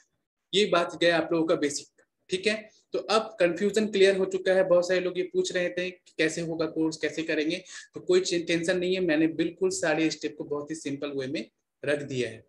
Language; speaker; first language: Hindi; native; Hindi